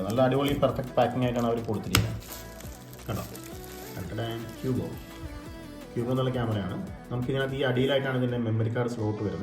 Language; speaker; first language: Malayalam; native; Malayalam